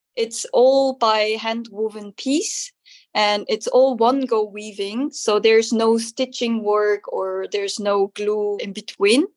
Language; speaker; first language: English; non-native, fluent; Korean